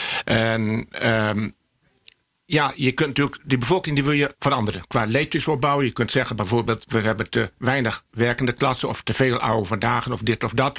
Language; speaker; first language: Dutch; native; Dutch